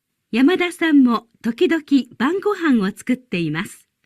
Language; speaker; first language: Japanese; non-native, learner; Indonesian